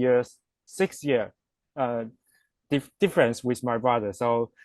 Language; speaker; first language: English; non-native, learner; Chinese